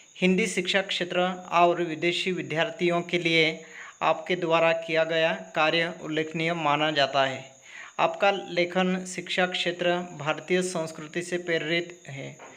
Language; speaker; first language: Hindi; non-native, local second language; Marathi